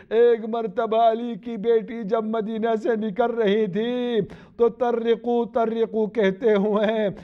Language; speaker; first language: Urdu; non-native, local second language; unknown